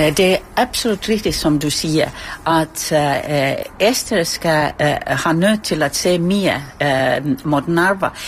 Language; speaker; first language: Danish; non-native, fluent; Estonian